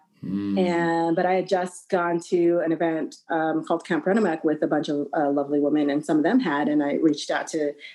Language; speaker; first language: English; early bilingual, other home language; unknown